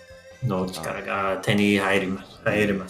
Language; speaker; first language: Japanese; non-native, learner; English